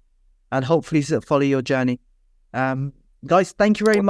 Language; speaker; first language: English; native; English